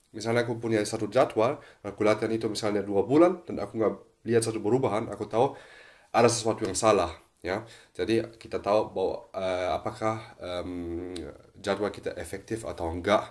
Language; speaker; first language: Indonesian; non-native, fluent; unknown